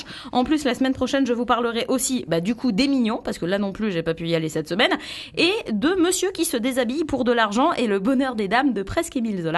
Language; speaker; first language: French; native; French